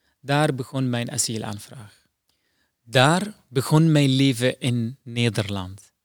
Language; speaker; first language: Dutch; non-native, fluent; Arabic